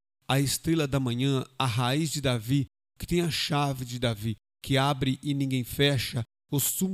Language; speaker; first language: Portuguese; native; Portuguese